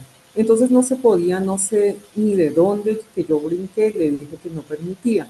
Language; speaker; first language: Spanish; native; Spanish